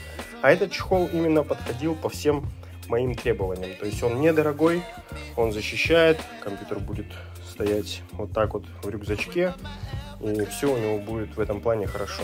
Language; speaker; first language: Russian; native; Russian